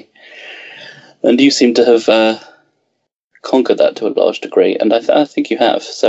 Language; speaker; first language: English; native; English